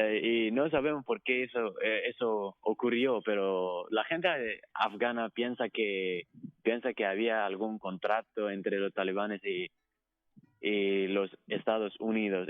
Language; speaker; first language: Spanish; non-native, fluent; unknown